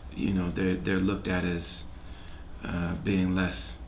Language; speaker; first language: English; native; English